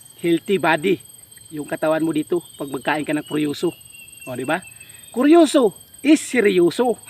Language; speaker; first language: Filipino; non-native, local second language; Cebuano